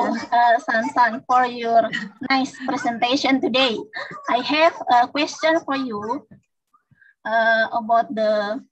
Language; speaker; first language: English; non-native, learner; Indonesian